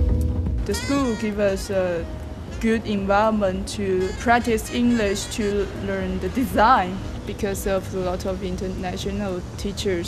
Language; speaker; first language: English; non-native, learner; Chinese